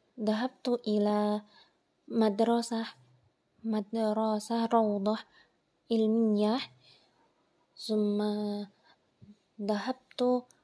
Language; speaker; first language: Arabic; non-native, learner; Indonesian